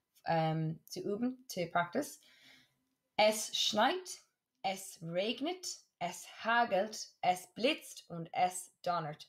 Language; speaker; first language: German; non-native, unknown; English